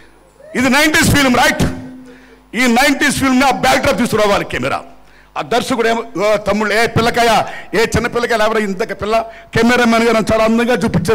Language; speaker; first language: Telugu; native; Telugu